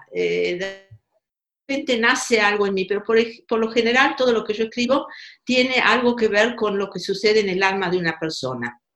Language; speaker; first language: Spanish; native; Spanish